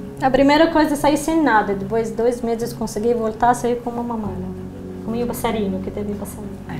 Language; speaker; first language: Portuguese; non-native, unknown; Arabic